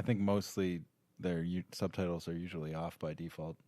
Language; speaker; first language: English; native; English